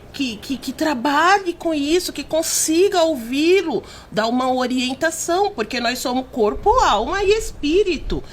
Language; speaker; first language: Portuguese; native; Portuguese